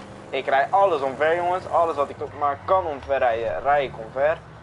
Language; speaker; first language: Dutch; early bilingual, other home language; Bosnian